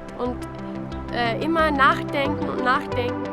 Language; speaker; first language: German; non-native, fluent; Albanian